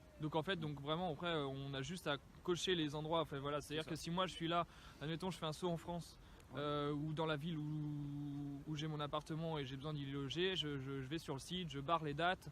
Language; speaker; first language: French; native; French